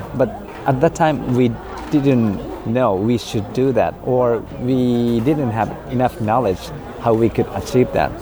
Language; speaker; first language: English; non-native, fluent; Japanese